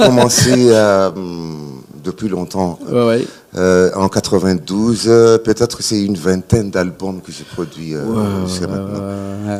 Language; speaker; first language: French; non-native, local second language; Malagasy